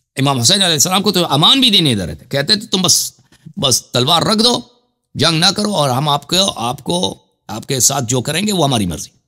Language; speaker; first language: Urdu; non-native, fluent; Persian